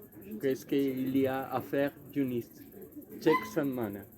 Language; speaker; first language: French; non-native, learner; Spanish